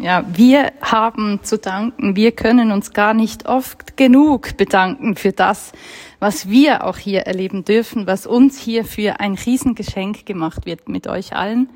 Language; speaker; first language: German; native; German